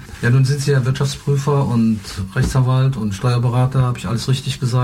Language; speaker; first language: German; native; German